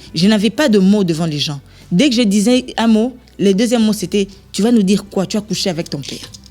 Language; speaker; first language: French; non-native, local second language; Lingala